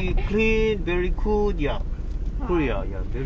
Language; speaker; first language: English; non-native, learner; Korean